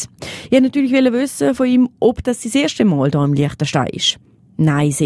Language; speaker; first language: German; native; German